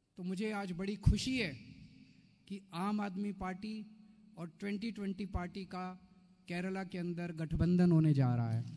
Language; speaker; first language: Hindi; native; Hindi